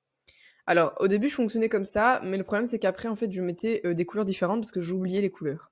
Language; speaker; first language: French; native; French